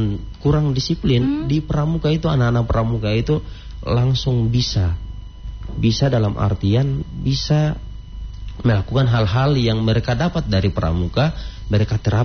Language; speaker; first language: Indonesian; native; Indonesian